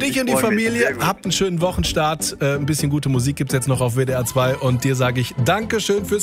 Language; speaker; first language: German; native; German